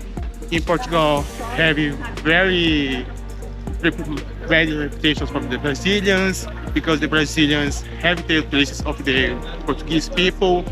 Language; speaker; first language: English; non-native, learner; Portuguese